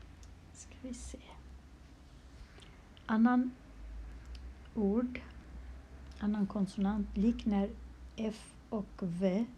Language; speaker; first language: Swedish; non-native, local second language; Kurdish